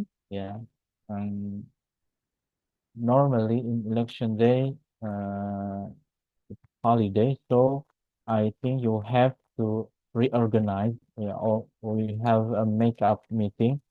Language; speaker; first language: English; non-native, fluent; Indonesian